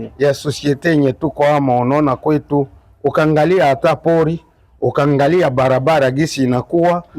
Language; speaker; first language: Swahili; non-native, local second language; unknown